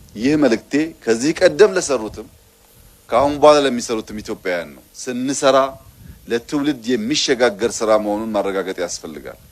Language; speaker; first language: Amharic; non-native, local second language; Oromo